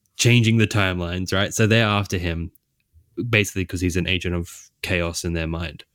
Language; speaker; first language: English; native; English